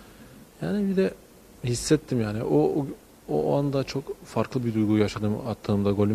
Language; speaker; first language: Turkish; early bilingual, heritage; Turkish